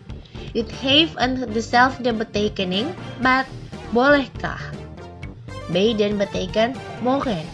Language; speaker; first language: Dutch; non-native, fluent; Indonesian